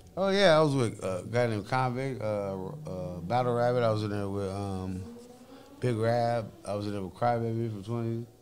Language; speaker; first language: English; native; English